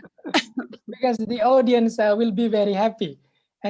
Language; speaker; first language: English; non-native, fluent; Indonesian